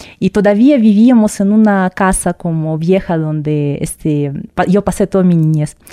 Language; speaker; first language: Spanish; non-native, fluent; Russian